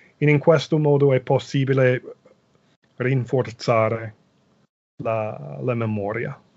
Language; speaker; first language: Italian; non-native, fluent; English